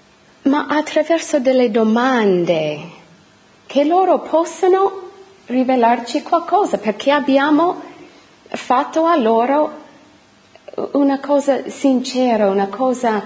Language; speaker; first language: Italian; non-native, fluent; English